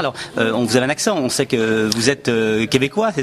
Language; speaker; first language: French; native; French